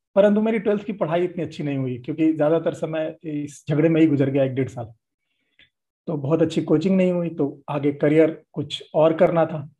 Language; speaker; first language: Hindi; native; Hindi